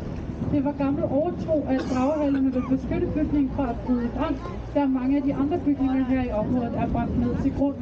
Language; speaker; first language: Danish; native; Danish